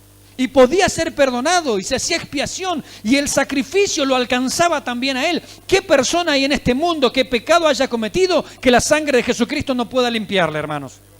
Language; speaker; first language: Spanish; native; Spanish